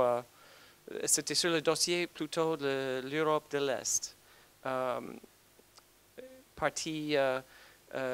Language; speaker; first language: French; non-native, fluent; English